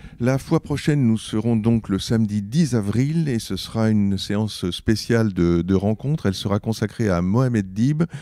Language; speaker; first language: French; native; French